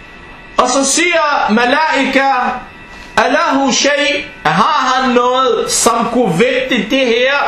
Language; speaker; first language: Danish; early bilingual, other home language; Arabic